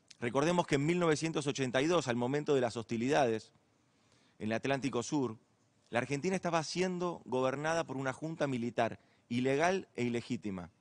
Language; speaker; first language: Spanish; native; Spanish